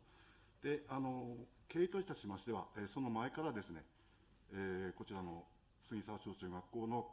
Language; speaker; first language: Japanese; native; Japanese